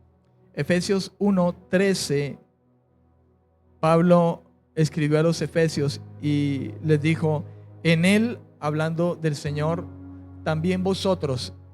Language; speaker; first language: Spanish; native; Spanish